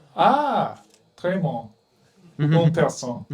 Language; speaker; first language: French; non-native, learner; English